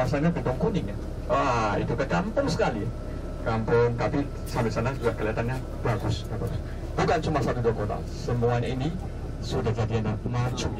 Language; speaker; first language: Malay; non-native, fluent; Chinese